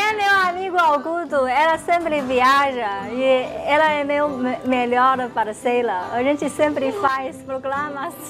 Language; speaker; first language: Portuguese; non-native, fluent; Chinese